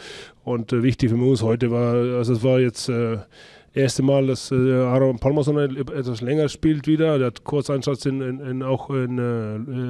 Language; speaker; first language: German; non-native, fluent; Icelandic